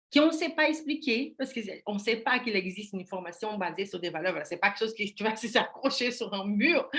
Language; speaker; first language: French; non-native, fluent; Portuguese